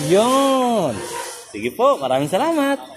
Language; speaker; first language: Filipino; non-native, learner; Arabic